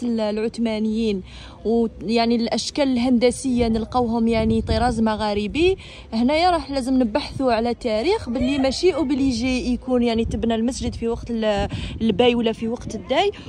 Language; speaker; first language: Arabic; native; Arabic